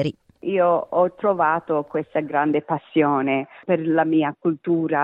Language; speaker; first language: Italian; early bilingual, heritage; Italian